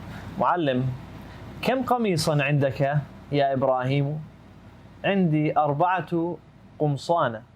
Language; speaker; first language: Arabic; non-native, fluent; English